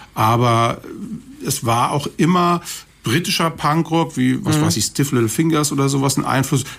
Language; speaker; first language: German; native; German